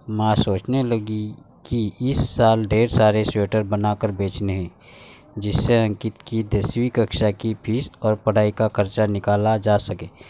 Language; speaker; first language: Hindi; non-native, local second language; Marathi